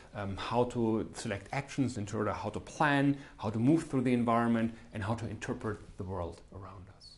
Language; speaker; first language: English; non-native, fluent; German